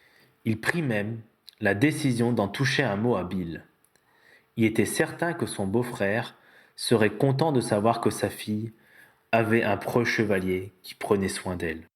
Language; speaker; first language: French; native; French